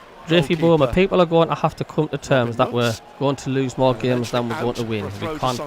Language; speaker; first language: English; native; English